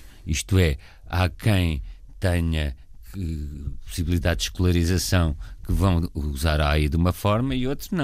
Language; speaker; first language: Portuguese; native; Portuguese